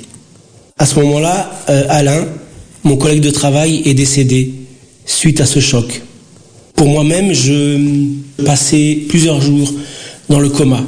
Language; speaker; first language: French; early bilingual, other home language; Portuguese